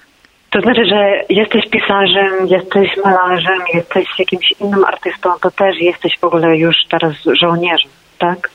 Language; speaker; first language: Polish; non-native, fluent; Ukrainian